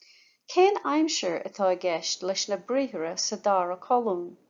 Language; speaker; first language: Irish; non-native, local second language; English